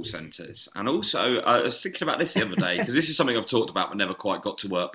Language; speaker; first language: English; native; English